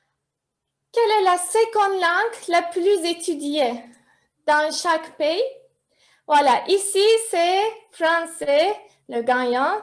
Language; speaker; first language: French; non-native, fluent; Turkish